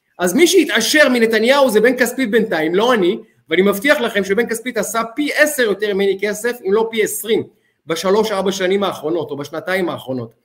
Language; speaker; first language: Hebrew; native; Hebrew